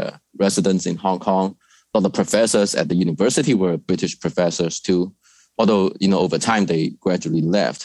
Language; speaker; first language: English; non-native, fluent; Cantonese